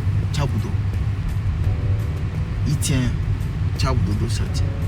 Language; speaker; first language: Chinese; non-native, learner; French